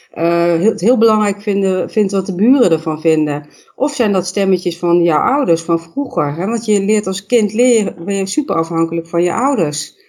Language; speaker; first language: Dutch; native; Dutch